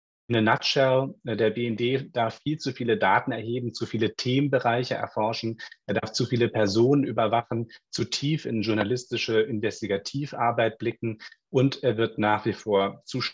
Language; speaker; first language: German; native; German